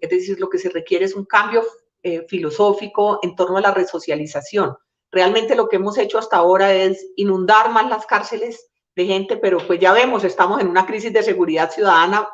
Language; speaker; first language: Spanish; native; Spanish